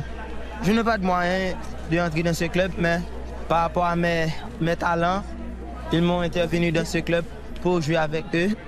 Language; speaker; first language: French; non-native, local second language; Haitian Creole